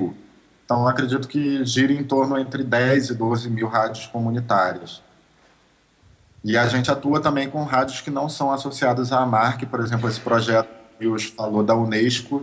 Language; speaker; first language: Portuguese; native; Portuguese